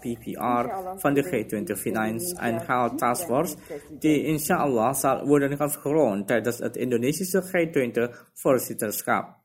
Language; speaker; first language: Dutch; non-native, fluent; Indonesian